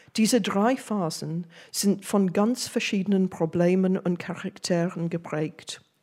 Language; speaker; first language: German; non-native, fluent; English